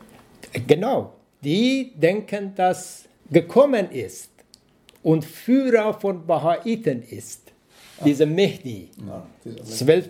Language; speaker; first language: German; non-native, learner; Persian